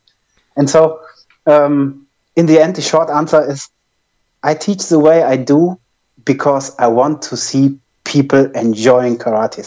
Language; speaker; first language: English; non-native, fluent; German